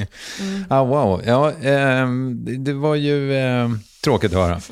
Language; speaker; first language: Swedish; native; Swedish